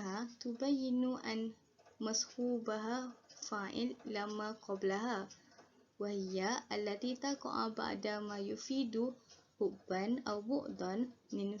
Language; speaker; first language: Arabic; non-native, learner; Malay